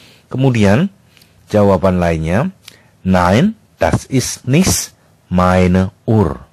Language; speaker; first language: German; non-native, fluent; Indonesian